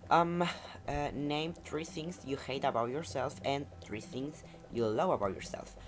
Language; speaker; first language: English; non-native, fluent; Spanish